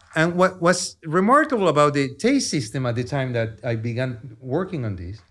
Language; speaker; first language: English; non-native, fluent; Spanish